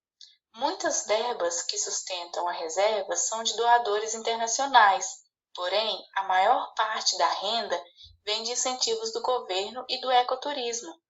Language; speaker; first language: Portuguese; native; Portuguese